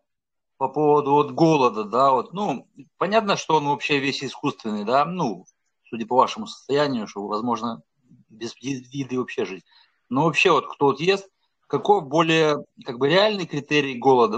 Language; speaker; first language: Russian; native; Russian